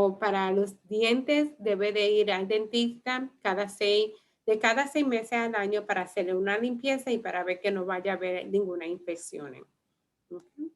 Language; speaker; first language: Spanish; early bilingual, heritage; Spanish